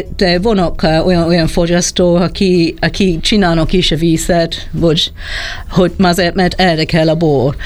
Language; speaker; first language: Hungarian; non-native, learner; English